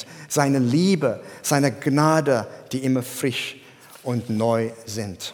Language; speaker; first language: German; non-native, fluent; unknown